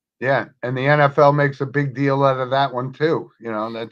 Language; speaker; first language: English; native; English